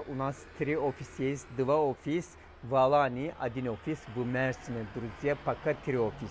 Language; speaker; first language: Russian; non-native, learner; Turkish